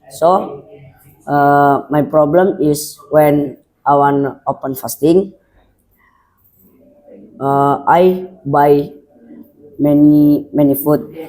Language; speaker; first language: English; non-native, learner; Indonesian